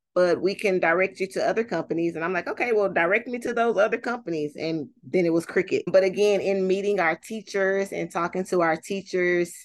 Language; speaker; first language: English; native; English